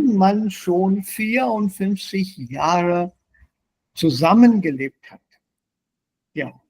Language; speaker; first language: German; non-native, fluent; Hindi